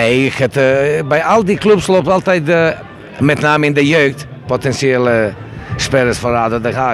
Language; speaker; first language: Dutch; non-native, fluent; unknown